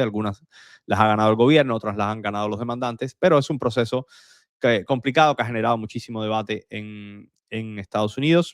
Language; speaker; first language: Spanish; native; Spanish